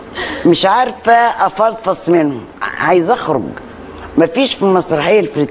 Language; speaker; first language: Arabic; native; Arabic